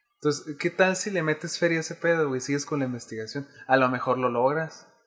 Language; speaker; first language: Spanish; native; Spanish